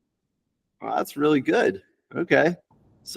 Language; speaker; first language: English; native; English